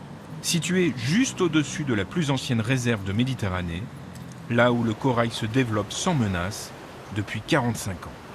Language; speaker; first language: French; native; French